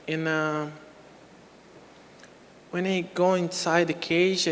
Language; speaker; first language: English; non-native, local second language; Portuguese